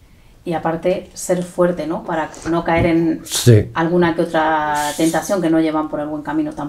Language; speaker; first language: Spanish; native; Spanish